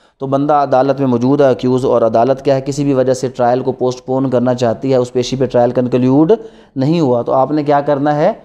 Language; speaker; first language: Urdu; non-native, local second language; Punjabi